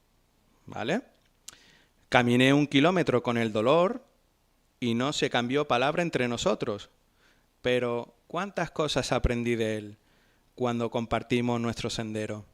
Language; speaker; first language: Spanish; native; Spanish